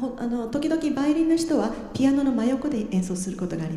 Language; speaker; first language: Japanese; native; Japanese